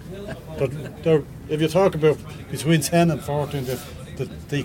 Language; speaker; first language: English; native; English